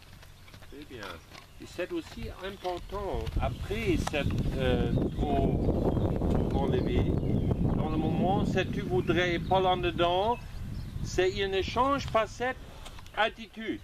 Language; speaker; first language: French; non-native, learner; German